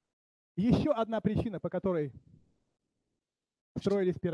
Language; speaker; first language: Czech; non-native, learner; Russian